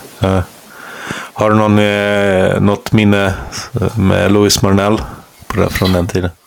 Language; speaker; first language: Swedish; native; Swedish